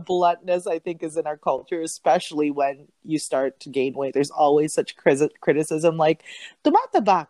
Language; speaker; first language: English; non-native, local second language; Filipino